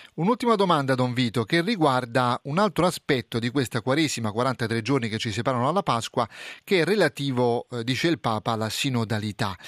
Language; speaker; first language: Italian; native; Italian